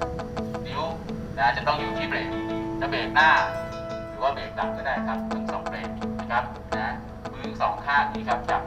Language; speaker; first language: Thai; native; Thai